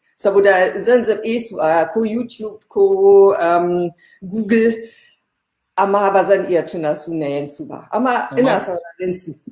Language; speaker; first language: Hausa; non-native, fluent; German